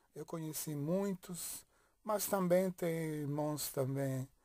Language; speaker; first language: Portuguese; non-native, fluent; Italian